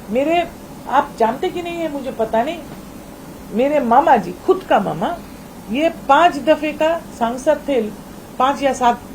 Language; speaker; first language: Hindi; non-native, local second language; Bangla